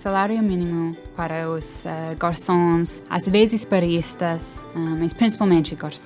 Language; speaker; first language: Portuguese; non-native, fluent; English